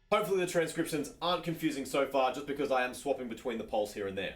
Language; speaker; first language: English; native; English